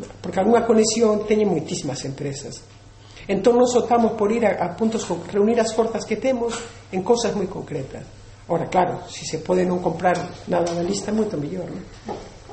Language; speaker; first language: Galician; non-native, local second language; Spanish